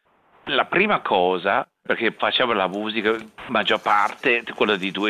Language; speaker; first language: Italian; non-native, learner; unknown